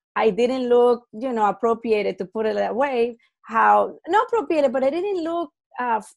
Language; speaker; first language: English; non-native, fluent; Spanish